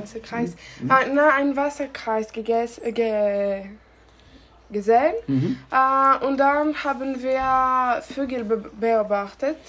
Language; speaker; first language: German; non-native, learner; Greek